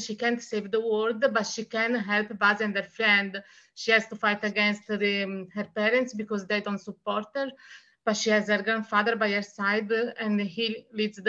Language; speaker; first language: English; non-native, fluent; Italian